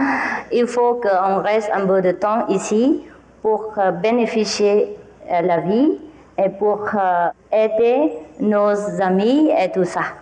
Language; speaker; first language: French; non-native, fluent; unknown